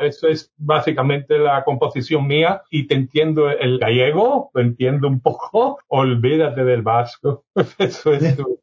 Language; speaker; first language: Spanish; native; Spanish